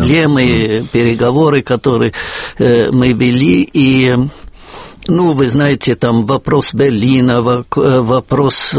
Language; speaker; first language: Russian; non-native, fluent; German